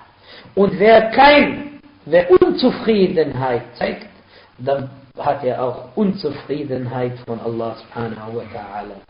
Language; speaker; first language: German; non-native, fluent; Arabic